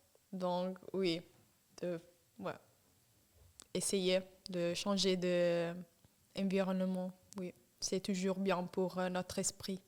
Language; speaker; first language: French; non-native, fluent; English